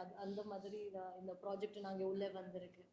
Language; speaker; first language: Tamil; non-native, learner; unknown